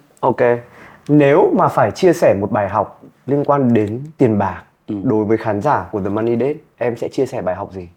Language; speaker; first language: Vietnamese; native; Vietnamese